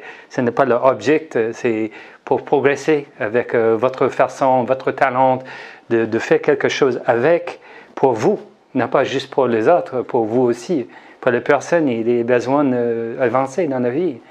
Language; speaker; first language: French; non-native, learner; English